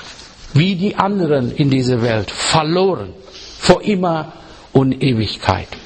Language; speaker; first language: German; non-native, learner; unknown